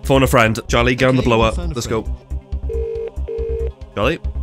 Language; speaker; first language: English; native; English